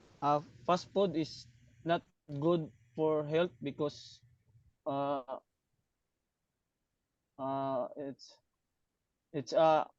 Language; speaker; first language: English; non-native, learner; Cebuano